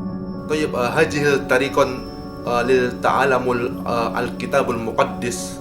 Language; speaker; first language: Arabic; non-native, learner; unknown